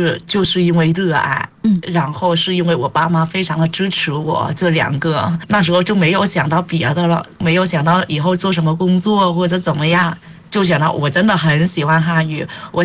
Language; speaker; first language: Chinese; non-native, fluent; Vietnamese